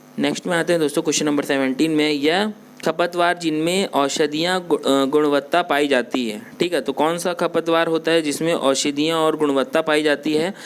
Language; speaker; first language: Hindi; non-native, local second language; Chhattisgarhi